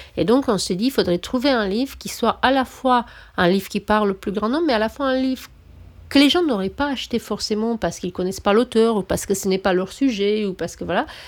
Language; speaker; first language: French; non-native, fluent; Romanian